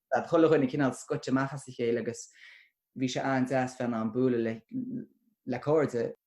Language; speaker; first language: Irish; non-native, local second language; English